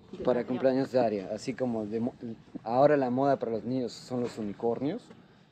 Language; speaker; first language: Spanish; native; Spanish